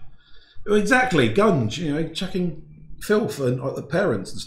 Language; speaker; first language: English; native; English